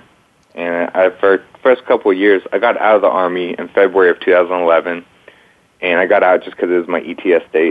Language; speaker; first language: English; native; English